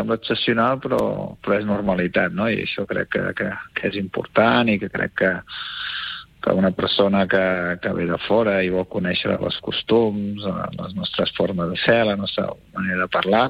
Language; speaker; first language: Catalan; native; Catalan